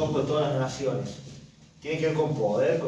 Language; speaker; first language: Spanish; native; Spanish